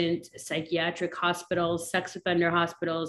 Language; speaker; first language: English; native; English